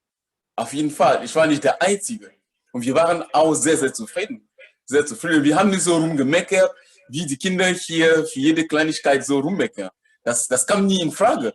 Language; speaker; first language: German; non-native, fluent; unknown